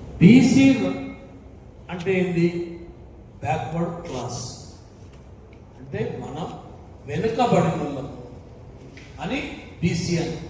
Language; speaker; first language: Telugu; native; Telugu